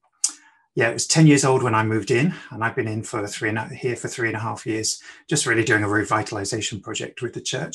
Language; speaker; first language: English; native; English